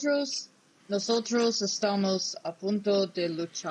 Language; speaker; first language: Spanish; non-native, learner; English